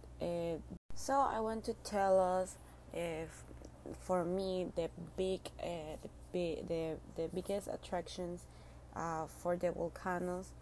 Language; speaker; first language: English; non-native, learner; Spanish